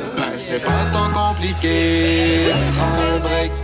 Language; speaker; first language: French; native; French